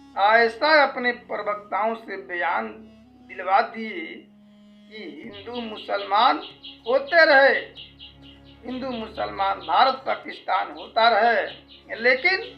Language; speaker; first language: Hindi; native; Hindi